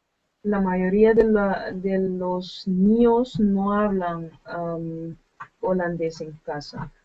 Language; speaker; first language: Spanish; non-native, learner; Dutch